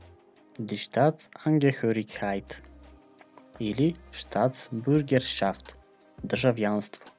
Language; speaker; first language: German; non-native, fluent; Macedonian